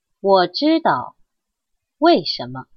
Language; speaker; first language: Chinese; non-native, learner; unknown